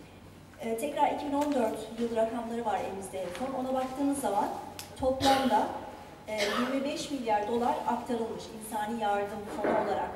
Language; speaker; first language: Turkish; native; Turkish